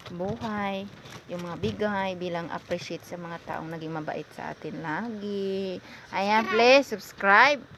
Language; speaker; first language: Filipino; non-native, local second language; Cebuano